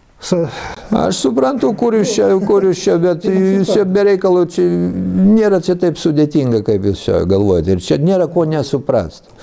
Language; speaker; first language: Lithuanian; native; Lithuanian